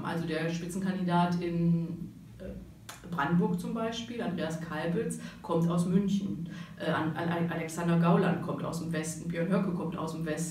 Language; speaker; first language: German; native; German